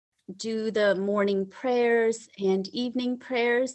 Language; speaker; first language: English; early bilingual, other home language; Punjabi